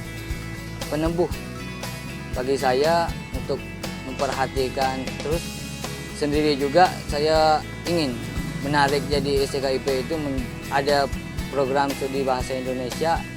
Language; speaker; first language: Indonesian; non-native, learner; Thai